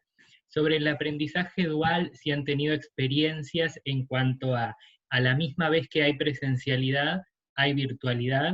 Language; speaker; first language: Spanish; native; Spanish